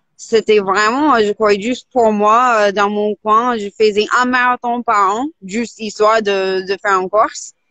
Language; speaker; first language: French; non-native, fluent; English